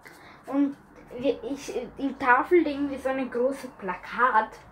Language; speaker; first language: German; early bilingual, other home language; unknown